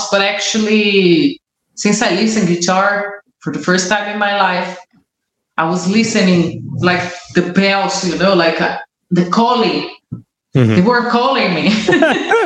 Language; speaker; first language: English; non-native, learner; Portuguese